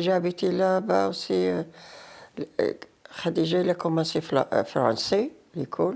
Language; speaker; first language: French; non-native, learner; Arabic